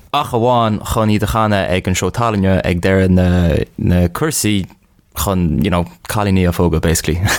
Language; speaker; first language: Irish; non-native, local second language; English